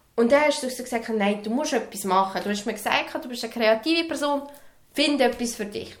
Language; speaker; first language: German; early bilingual, other home language; Serbian